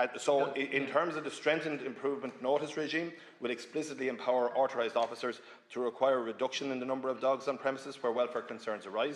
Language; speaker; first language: English; native; English